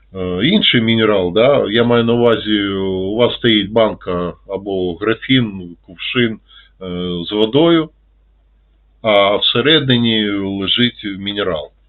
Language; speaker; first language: Ukrainian; non-native, local second language; Russian